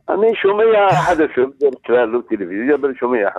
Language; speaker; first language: Hebrew; non-native, learner; Arabic